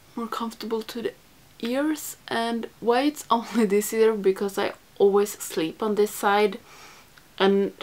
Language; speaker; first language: English; non-native, fluent; Swedish